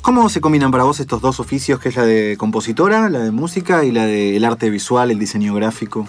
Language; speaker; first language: Spanish; native; Spanish